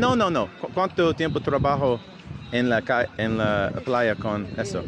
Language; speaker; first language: Spanish; non-native, learner; English